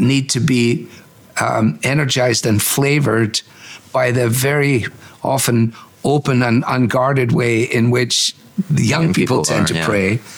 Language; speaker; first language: English; native; English